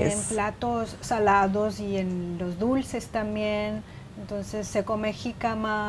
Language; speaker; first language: Spanish; non-native, fluent; Chinese